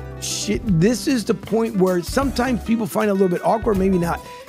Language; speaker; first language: English; early bilingual, other home language; Spanish